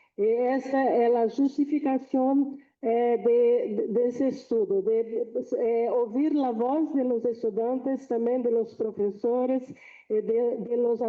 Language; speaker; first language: Portuguese; non-native, fluent; Spanish